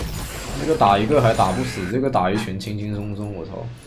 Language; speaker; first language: Chinese; native; Chinese